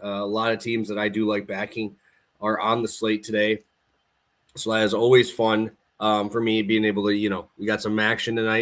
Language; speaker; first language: English; native; English